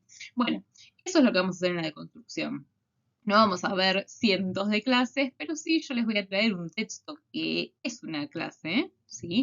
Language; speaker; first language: Spanish; native; Spanish